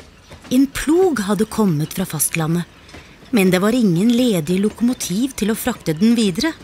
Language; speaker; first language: Norwegian; native; Norwegian